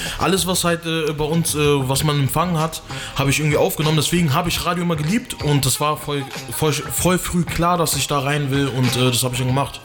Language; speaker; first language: German; early bilingual, other home language; Portuguese